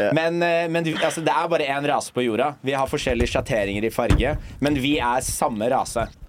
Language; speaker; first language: Norwegian; early bilingual, other home language; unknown